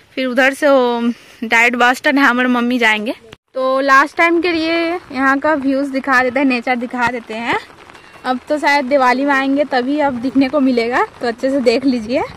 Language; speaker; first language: Hindi; non-native, local second language; Bangla